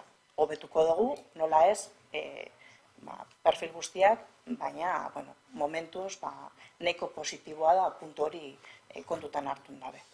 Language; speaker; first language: Basque; native; Basque